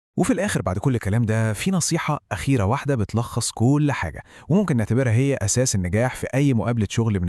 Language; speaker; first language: Arabic; native; Arabic